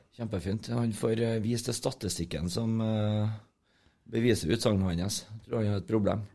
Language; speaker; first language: Norwegian; native; Norwegian